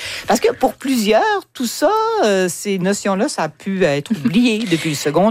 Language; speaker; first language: French; native; French